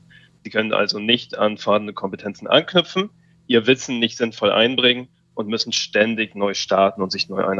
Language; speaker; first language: German; native; German